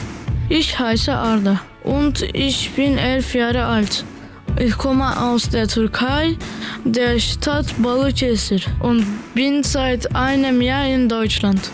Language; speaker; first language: German; non-native, learner; Turkish